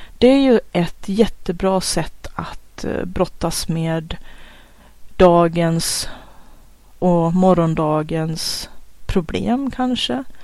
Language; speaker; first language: Swedish; native; Swedish